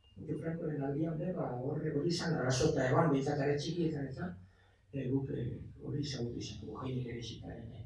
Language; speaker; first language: Basque; native; Basque